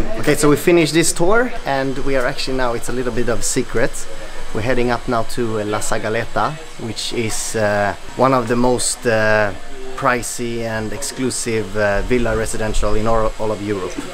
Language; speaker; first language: English; non-native, fluent; Swedish